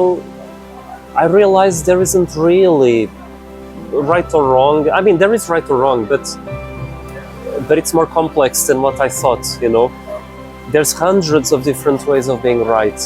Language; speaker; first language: English; non-native, fluent; Portuguese